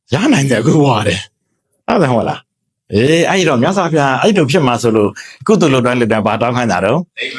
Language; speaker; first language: Burmese; native; Burmese